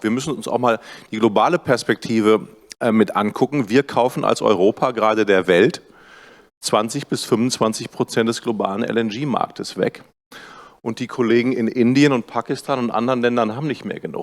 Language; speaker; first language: German; native; German